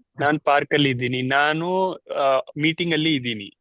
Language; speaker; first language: Kannada; non-native, learner; Telugu